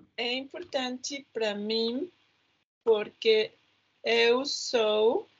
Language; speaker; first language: Portuguese; non-native, learner; Spanish